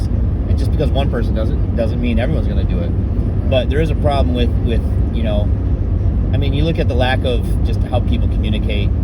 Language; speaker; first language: English; native; English